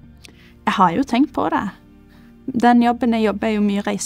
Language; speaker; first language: Norwegian; early bilingual, other home language; Bosnian